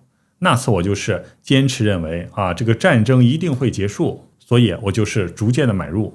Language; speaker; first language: Chinese; native; Chinese